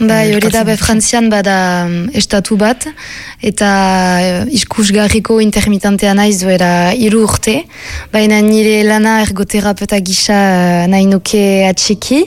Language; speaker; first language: Basque; non-native, local second language; French